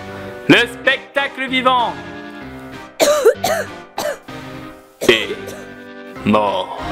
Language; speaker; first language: French; native; French